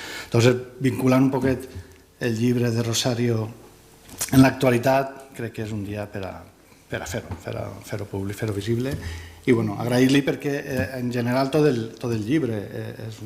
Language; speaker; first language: Catalan; native; Catalan